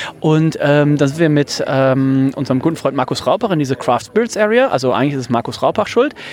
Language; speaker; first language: German; native; German